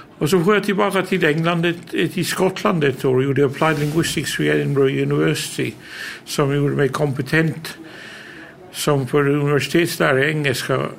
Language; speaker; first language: Swedish; early bilingual, heritage; Swedish